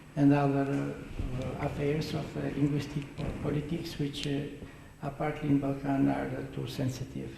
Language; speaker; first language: English; non-native, fluent; Albanian